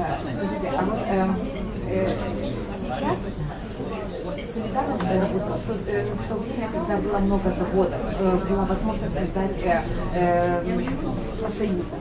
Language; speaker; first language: Russian; non-native, learner; Polish